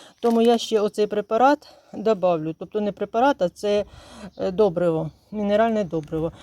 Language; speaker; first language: Ukrainian; native; Ukrainian